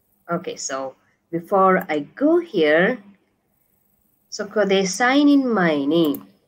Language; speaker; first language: English; non-native, local second language; Tamil